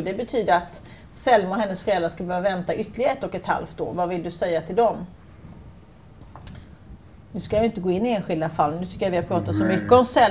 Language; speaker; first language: Swedish; native; Swedish